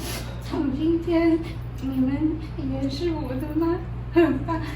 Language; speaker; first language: Chinese; non-native, learner; English